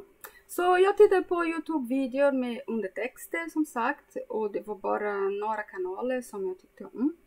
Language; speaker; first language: Swedish; non-native, fluent; Portuguese